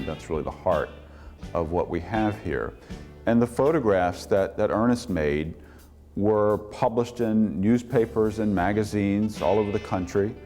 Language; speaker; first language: English; native; English